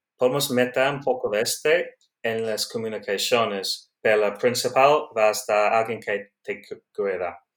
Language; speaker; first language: Spanish; non-native, learner; English